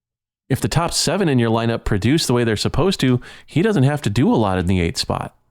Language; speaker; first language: English; native; English